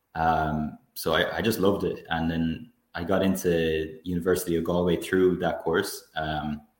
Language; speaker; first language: English; native; English